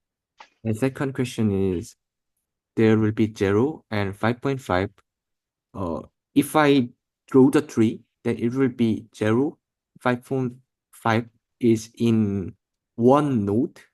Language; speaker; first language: English; non-native, learner; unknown